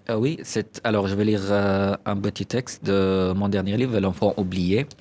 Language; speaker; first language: French; non-native, fluent; Arabic